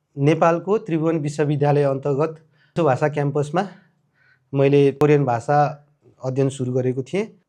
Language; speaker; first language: Nepali; native; Nepali